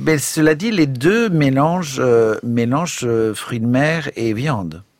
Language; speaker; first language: French; native; French